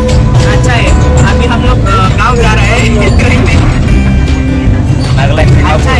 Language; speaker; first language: Hindi; non-native, local second language; Khasi